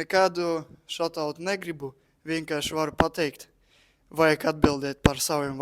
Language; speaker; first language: Latvian; non-native, local second language; Russian